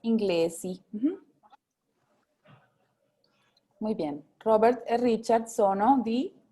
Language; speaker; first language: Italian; non-native, fluent; Spanish